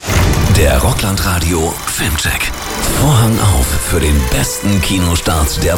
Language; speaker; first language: German; native; German